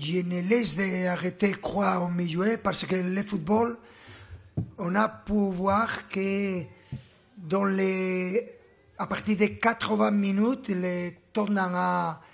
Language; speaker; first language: French; non-native, fluent; Spanish